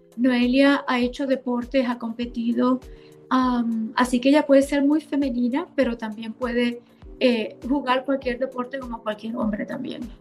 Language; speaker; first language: Spanish; native; Spanish